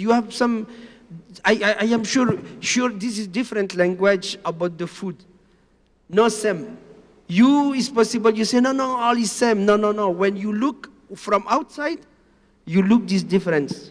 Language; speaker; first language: English; non-native, learner; Spanish